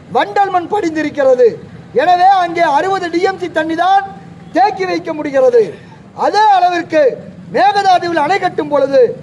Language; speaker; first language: Tamil; native; Tamil